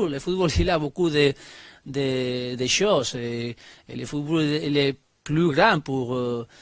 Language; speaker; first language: French; non-native, learner; Spanish